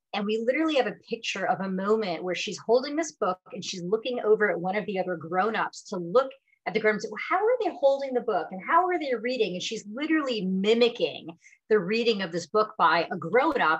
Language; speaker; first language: English; early bilingual, other home language; Hindi